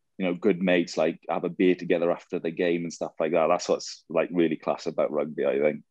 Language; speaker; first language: English; native; English